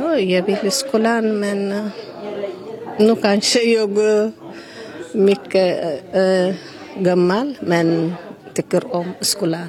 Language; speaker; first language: Swedish; non-native, learner; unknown